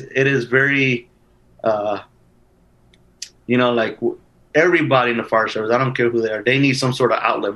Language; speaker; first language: English; native; English